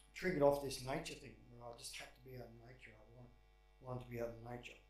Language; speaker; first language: English; native; English